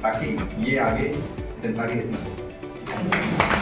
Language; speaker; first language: Hindi; native; Hindi